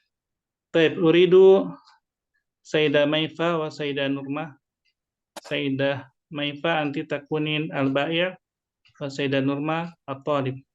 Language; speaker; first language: Arabic; non-native, fluent; Indonesian